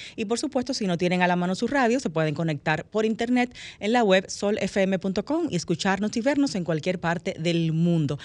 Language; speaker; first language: Spanish; native; Spanish